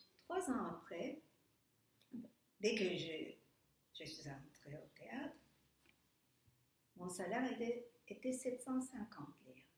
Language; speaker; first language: French; non-native, fluent; Turkish